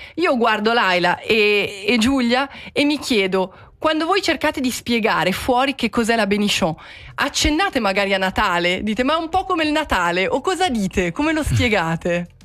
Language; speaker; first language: Italian; native; Italian